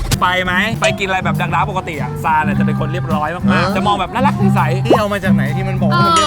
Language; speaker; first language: Thai; native; Thai